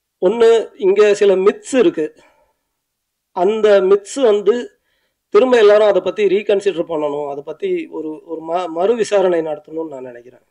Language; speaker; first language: Tamil; native; Tamil